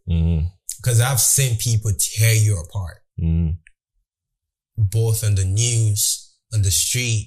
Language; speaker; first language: English; non-native, local second language; Yoruba